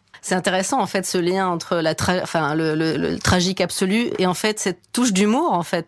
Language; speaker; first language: French; native; French